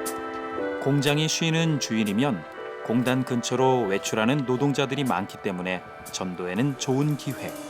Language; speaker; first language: Korean; native; Korean